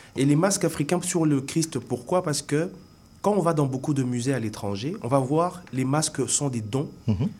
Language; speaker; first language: French; non-native, local second language; Lingala